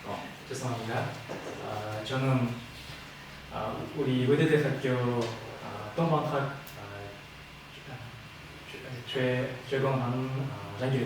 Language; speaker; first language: Korean; non-native, learner; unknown